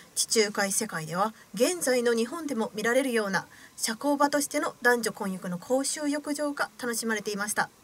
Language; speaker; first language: Japanese; native; Japanese